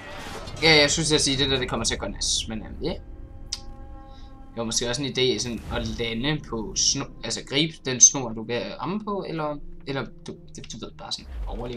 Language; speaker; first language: Danish; native; Danish